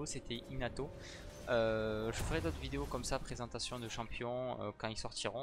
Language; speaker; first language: French; native; French